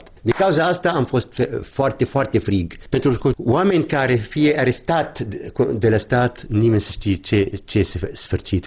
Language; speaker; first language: Romanian; non-native, learner; Arabic